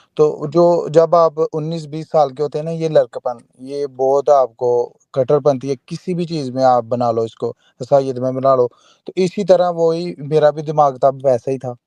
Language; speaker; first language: Urdu; non-native, local second language; Punjabi